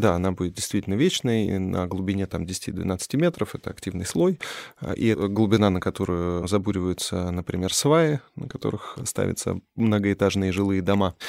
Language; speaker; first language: Russian; native; Russian